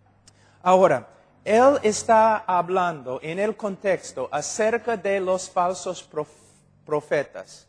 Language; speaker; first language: Spanish; non-native, fluent; English